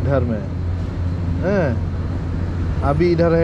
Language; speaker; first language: Hindi; non-native, local second language; Khasi